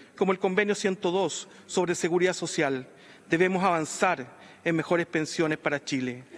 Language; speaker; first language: Spanish; native; Spanish